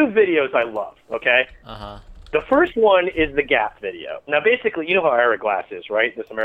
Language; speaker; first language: English; native; English